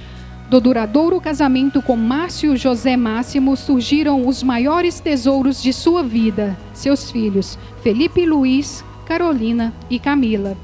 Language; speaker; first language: Portuguese; native; Portuguese